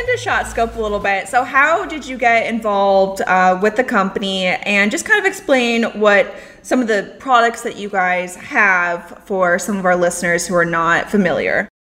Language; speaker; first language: English; native; English